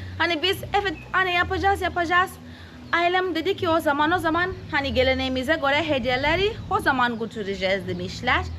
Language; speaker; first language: Turkish; non-native, fluent; Portuguese